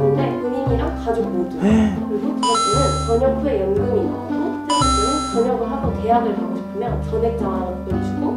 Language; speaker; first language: Korean; native; Korean